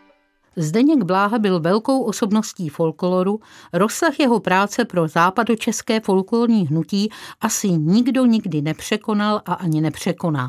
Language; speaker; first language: Czech; native; Czech